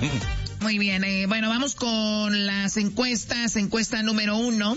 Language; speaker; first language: Spanish; native; Spanish